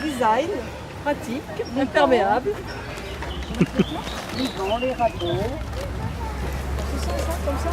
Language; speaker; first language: French; native; French